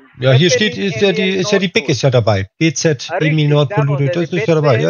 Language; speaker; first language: German; native; German